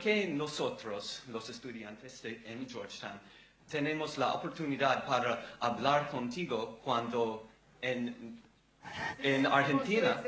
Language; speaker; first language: Spanish; non-native, learner; English